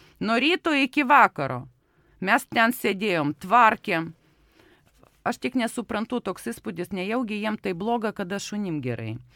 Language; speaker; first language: Lithuanian; non-native, local second language; Russian